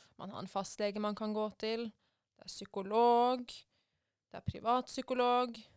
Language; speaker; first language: Norwegian; early bilingual, other home language; Persian